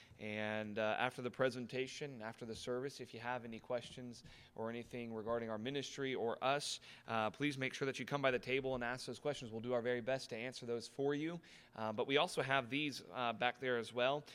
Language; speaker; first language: English; early bilingual, other home language; German